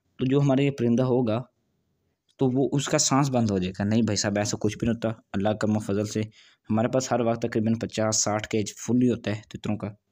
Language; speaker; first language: Urdu; non-native, local second language; Punjabi